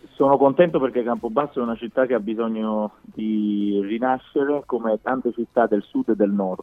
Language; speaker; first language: Italian; native; Italian